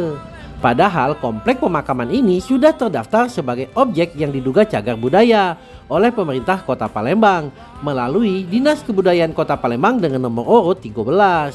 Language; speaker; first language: Indonesian; native; Indonesian